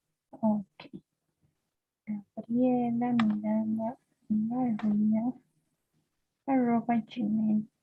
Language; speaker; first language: English; non-native, fluent; Spanish